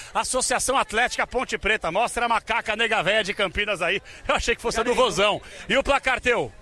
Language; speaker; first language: Portuguese; native; Portuguese